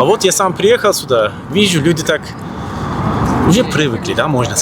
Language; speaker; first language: Russian; non-native, learner; Turkish